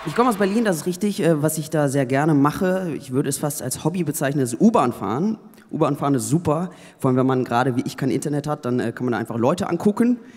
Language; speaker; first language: German; native; German